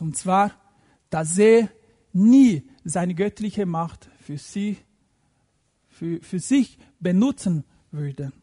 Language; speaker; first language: German; non-native, fluent; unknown